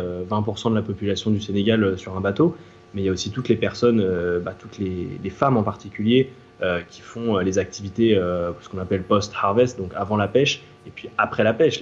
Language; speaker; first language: French; native; French